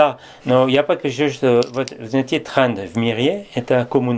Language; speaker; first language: Russian; non-native, learner; French